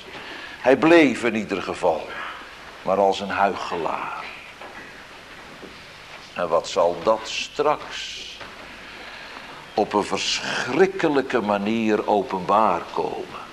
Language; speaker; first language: Dutch; native; Dutch